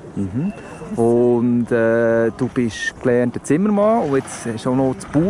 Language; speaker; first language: German; native; German